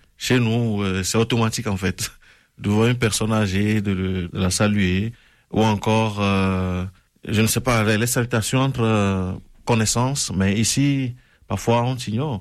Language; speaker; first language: French; non-native, local second language; Ewe